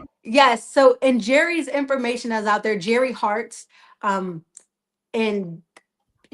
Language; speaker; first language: English; native; English